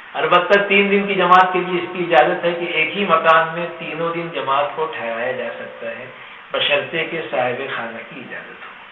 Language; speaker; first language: Urdu; native; Urdu